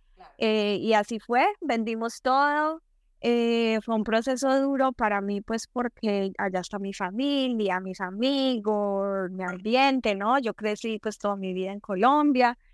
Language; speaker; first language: Spanish; native; Spanish